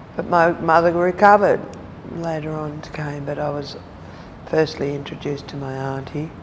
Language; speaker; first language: English; native; English